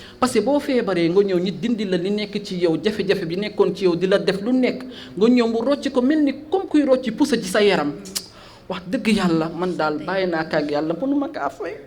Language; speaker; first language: Wolof; non-native, fluent; Fula